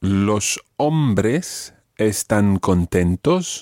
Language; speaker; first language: Spanish; non-native, fluent; English